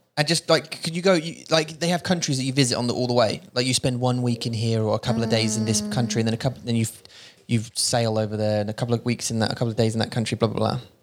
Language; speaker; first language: English; native; English